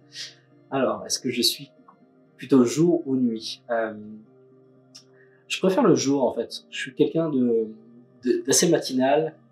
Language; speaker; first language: French; native; French